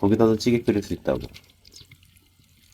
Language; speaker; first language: Korean; native; Korean